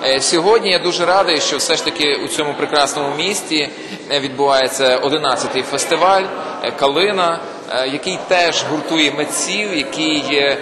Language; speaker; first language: Ukrainian; native; Ukrainian